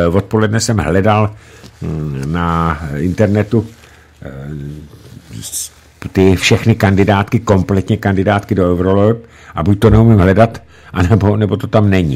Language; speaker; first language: Czech; native; Czech